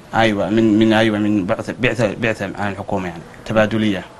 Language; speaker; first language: Arabic; non-native, fluent; Somali